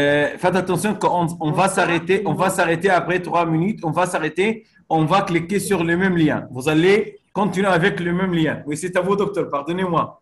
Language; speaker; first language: French; non-native, fluent; Arabic